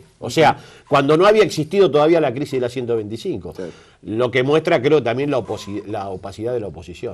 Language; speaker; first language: Spanish; native; Spanish